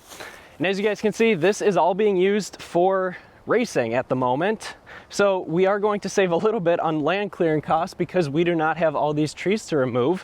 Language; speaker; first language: English; native; English